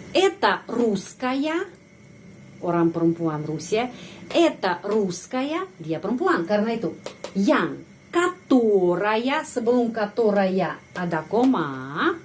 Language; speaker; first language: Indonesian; non-native, fluent; Russian